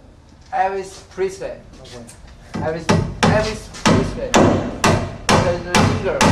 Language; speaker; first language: English; non-native, learner; Chinese